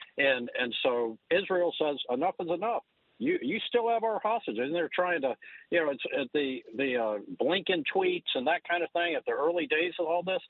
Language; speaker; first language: English; native; English